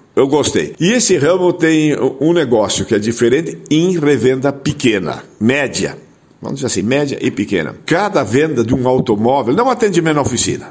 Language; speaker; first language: Portuguese; non-native, local second language; German